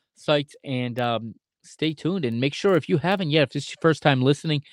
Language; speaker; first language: English; native; English